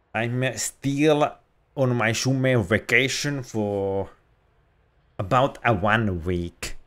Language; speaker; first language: English; non-native, fluent; Finnish